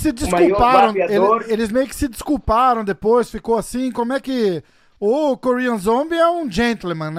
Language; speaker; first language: Portuguese; native; Portuguese